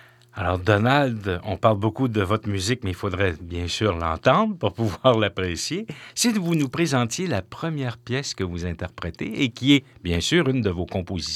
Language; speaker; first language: French; native; French